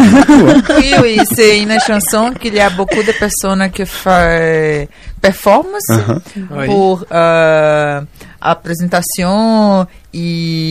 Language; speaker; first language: French; non-native, learner; Portuguese